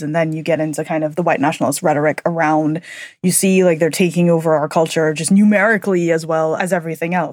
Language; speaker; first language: English; native; English